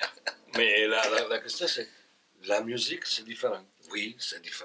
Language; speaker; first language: French; non-native, fluent; Italian